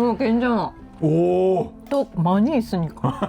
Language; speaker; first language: Korean; non-native, learner; Japanese